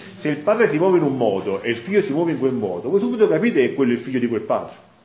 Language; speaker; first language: Italian; native; Italian